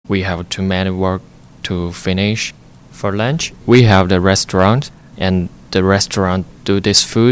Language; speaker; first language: English; non-native, learner; Chinese